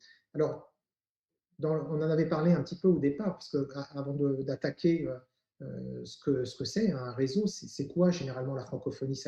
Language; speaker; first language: French; native; French